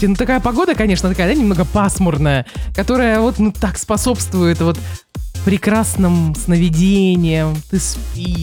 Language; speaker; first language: Russian; native; Russian